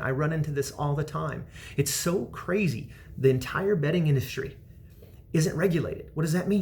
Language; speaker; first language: English; native; English